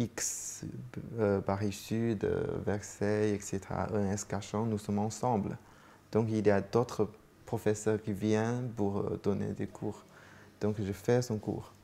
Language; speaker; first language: French; non-native, fluent; Chinese